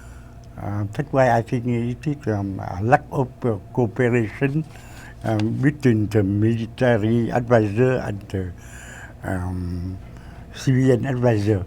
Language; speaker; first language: English; non-native, learner; Vietnamese